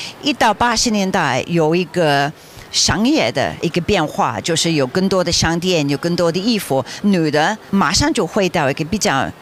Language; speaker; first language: Chinese; non-native, fluent; English